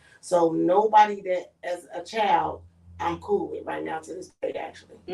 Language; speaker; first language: English; native; English